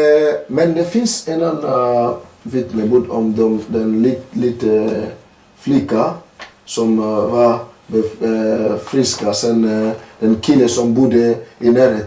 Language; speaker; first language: Swedish; non-native, learner; French